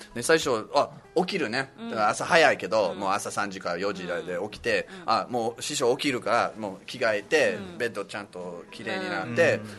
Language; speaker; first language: Japanese; non-native, fluent; English